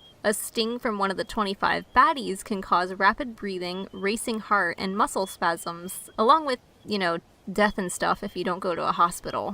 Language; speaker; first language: English; native; English